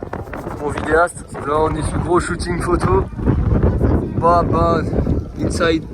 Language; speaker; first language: French; native; French